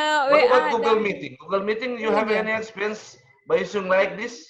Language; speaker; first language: English; non-native, learner; Indonesian